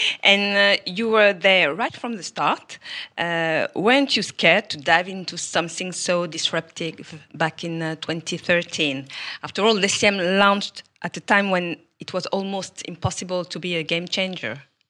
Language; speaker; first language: English; non-native, fluent; French